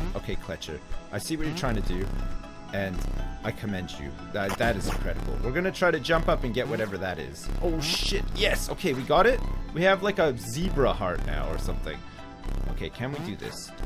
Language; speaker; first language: English; native; English